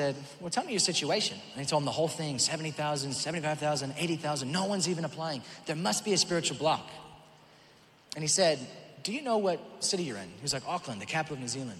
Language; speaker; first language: English; native; English